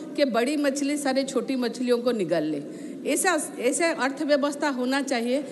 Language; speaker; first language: Hindi; non-native, local second language; Odia